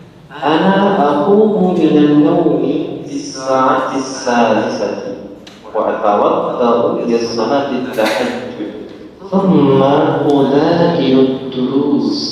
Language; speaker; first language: Arabic; non-native, learner; Indonesian